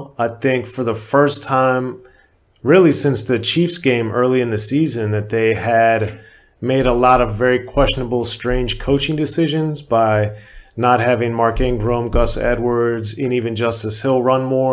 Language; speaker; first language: English; native; English